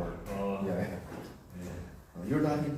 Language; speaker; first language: English; early bilingual, other home language; Korean